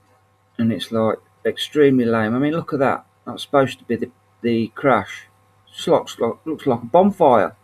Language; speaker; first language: English; native; English